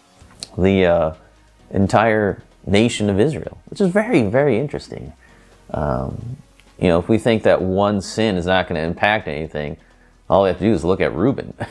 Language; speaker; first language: English; native; English